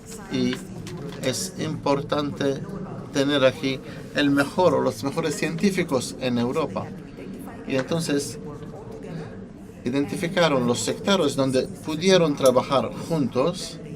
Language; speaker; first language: Spanish; non-native, fluent; Italian